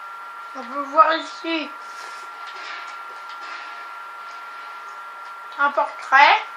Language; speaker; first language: French; native; French